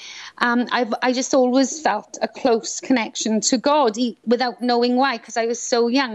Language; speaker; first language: English; native; English